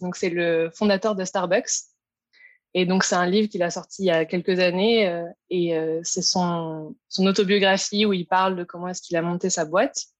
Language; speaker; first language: French; native; French